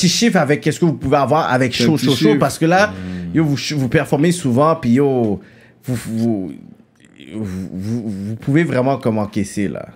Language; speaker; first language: French; native; French